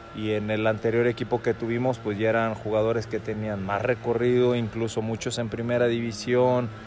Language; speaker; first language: Spanish; native; Spanish